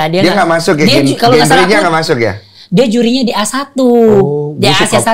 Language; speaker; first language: Indonesian; non-native, fluent; Thai